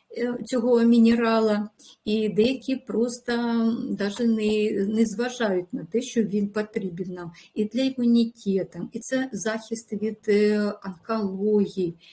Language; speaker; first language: Ukrainian; non-native, local second language; Russian